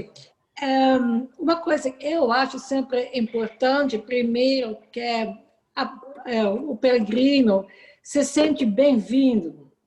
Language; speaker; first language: Portuguese; non-native, fluent; Dutch